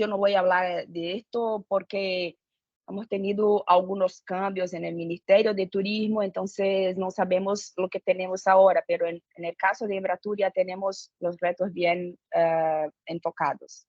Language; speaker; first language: Spanish; non-native, fluent; Portuguese